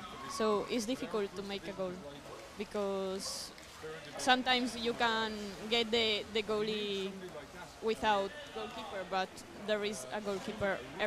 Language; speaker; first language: English; non-native, learner; Spanish